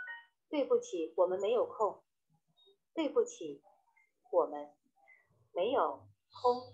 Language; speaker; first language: Chinese; non-native, learner; Vietnamese